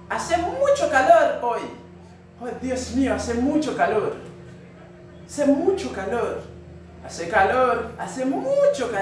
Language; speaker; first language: Spanish; non-native, learner; Haitian Creole